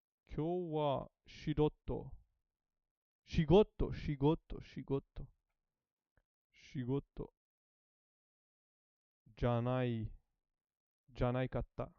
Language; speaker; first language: Japanese; non-native, learner; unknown